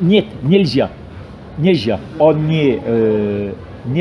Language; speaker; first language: Russian; non-native, fluent; French